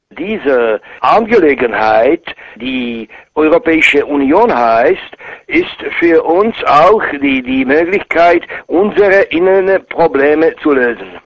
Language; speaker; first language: German; non-native, fluent; Czech